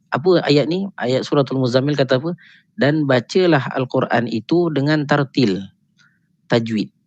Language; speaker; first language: Malay; native; Malay